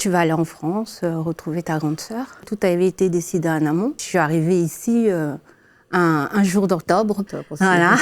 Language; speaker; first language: French; early bilingual, other home language; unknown